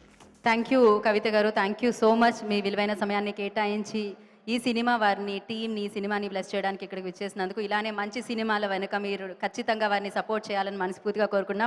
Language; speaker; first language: Telugu; native; Telugu